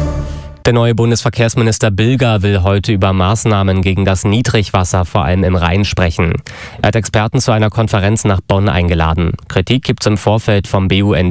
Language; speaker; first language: German; native; German